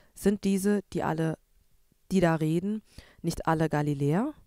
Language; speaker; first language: German; native; German